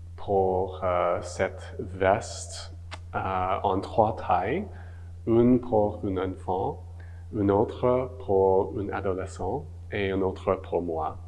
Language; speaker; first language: French; non-native, local second language; English